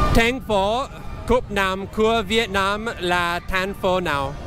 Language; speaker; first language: Vietnamese; non-native, learner; English